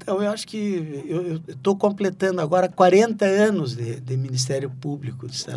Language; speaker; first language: Portuguese; native; Portuguese